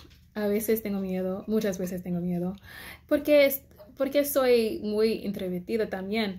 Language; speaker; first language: Spanish; non-native, learner; English